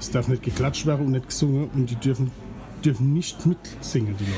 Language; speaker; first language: German; native; German